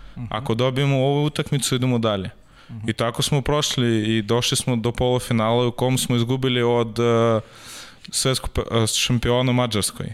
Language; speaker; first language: Serbian; non-native, learner; Russian